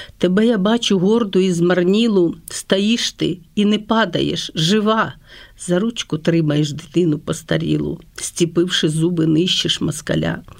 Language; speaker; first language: Ukrainian; non-native, local second language; Russian